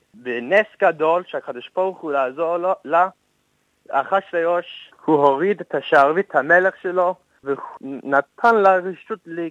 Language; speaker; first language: Hebrew; non-native, fluent; English